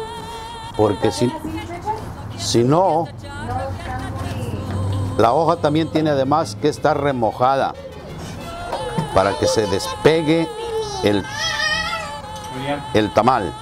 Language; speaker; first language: Spanish; native; Spanish